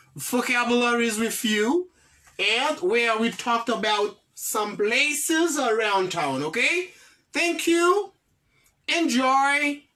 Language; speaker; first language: English; non-native, fluent; Haitian Creole